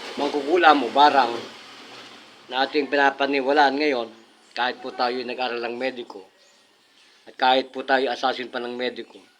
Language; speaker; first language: Filipino; native; Filipino